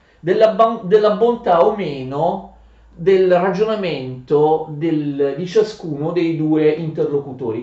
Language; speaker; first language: Italian; native; Italian